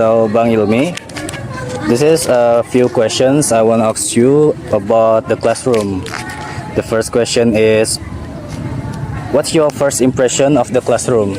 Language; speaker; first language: English; non-native, learner; Indonesian